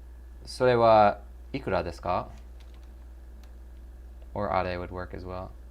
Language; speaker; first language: Japanese; non-native, learner; English